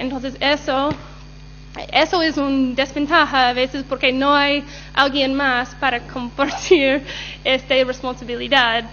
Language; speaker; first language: Spanish; non-native, learner; English